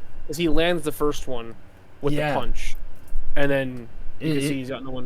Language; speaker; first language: English; native; English